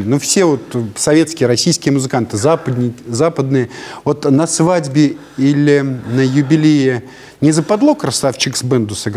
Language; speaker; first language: Russian; native; Russian